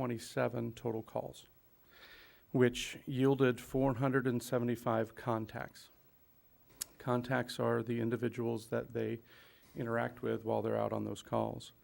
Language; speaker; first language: English; native; English